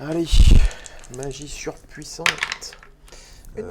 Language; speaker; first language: French; native; French